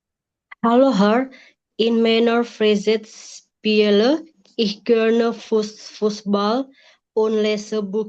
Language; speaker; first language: German; non-native, learner; Indonesian